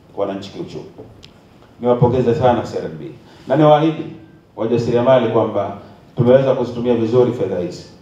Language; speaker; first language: Swahili; native; Swahili